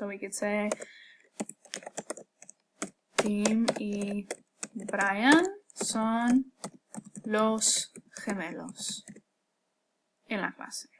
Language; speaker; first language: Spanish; non-native, fluent; English